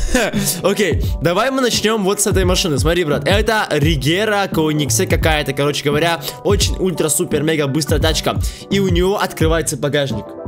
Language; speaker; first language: Russian; native; Russian